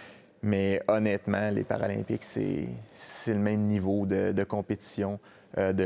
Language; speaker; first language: French; native; French